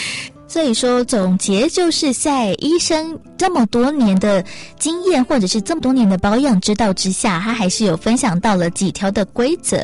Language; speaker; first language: Chinese; native; Chinese